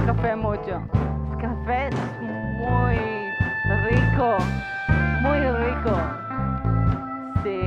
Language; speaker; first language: Spanish; non-native, learner; Hebrew